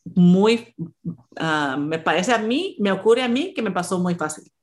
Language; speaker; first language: Spanish; early bilingual, heritage; Spanish